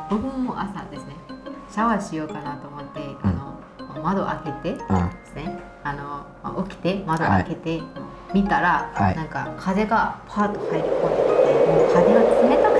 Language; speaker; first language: Japanese; non-native, fluent; Burmese